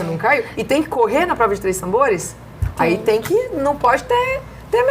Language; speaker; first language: Portuguese; native; Portuguese